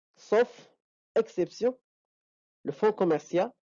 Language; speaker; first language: French; non-native, local second language; Arabic